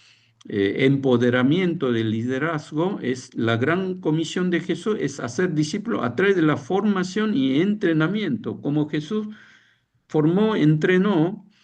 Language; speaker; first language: Spanish; non-native, fluent; Korean